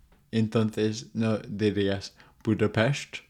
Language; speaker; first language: Spanish; non-native, fluent; English